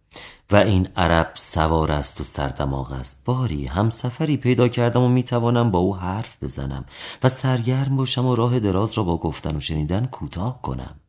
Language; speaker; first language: Persian; native; Persian